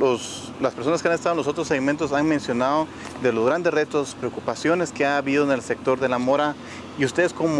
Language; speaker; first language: Spanish; native; Spanish